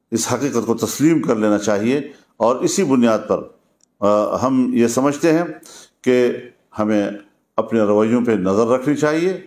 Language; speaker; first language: Urdu; non-native, local second language; Pashto